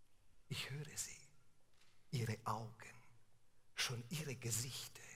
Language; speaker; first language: German; non-native, fluent; Italian